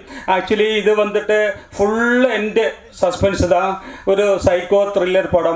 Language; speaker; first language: Tamil; non-native, local second language; Malayalam